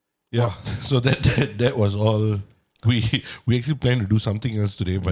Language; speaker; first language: English; non-native, local second language; Tamil